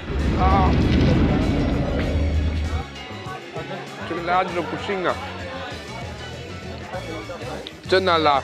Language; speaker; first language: Chinese; non-native, fluent; German